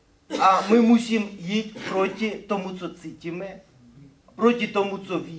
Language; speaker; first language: Czech; non-native, fluent; Ukrainian